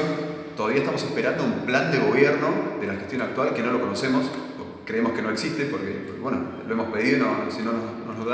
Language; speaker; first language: Spanish; native; Spanish